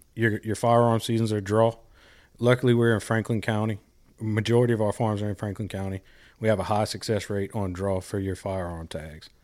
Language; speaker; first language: English; native; English